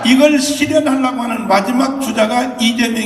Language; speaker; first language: Korean; native; Korean